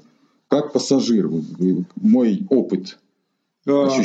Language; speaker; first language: Russian; native; Russian